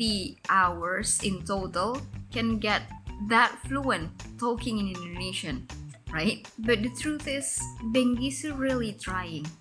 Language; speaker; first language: English; non-native, fluent; Indonesian